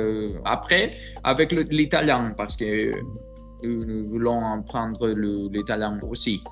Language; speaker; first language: French; non-native, learner; Greek